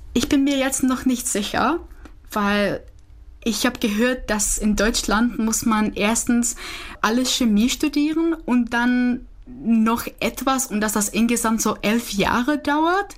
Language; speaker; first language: German; non-native, fluent; Czech